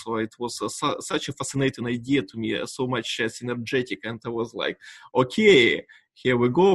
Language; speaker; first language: English; non-native, fluent; Russian